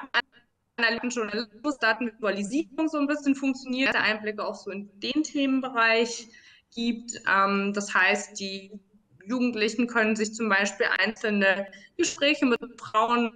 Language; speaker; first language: German; native; German